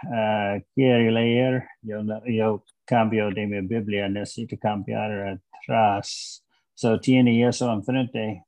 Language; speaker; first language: Spanish; non-native, learner; English